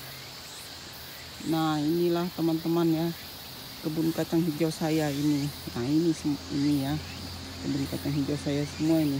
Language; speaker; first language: Indonesian; native; Indonesian